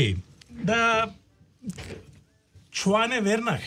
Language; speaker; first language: Georgian; non-native, learner; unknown